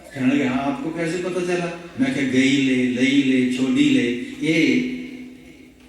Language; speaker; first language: Hindi; non-native, local second language; Punjabi